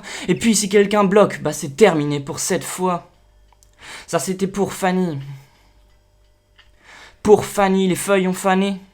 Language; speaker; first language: French; native; French